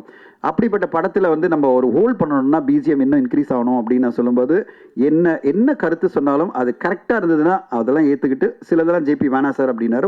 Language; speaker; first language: Tamil; native; Tamil